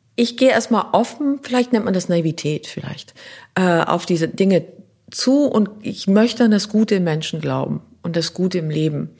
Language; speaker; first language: German; non-native, local second language; French